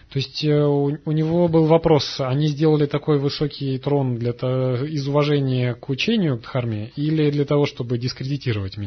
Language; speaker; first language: Russian; native; Russian